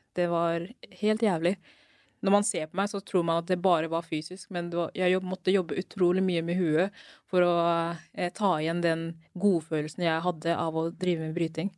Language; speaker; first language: Norwegian; early bilingual, other home language; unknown